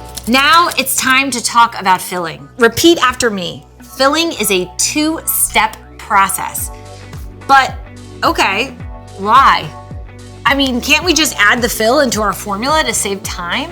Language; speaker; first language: English; native; English